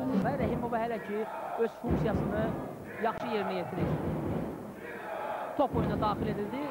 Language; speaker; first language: Azerbaijani; native; Azerbaijani